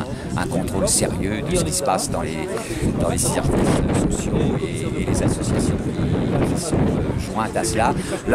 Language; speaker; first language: French; native; French